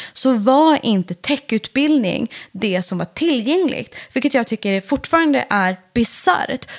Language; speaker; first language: Swedish; early bilingual, other home language; Persian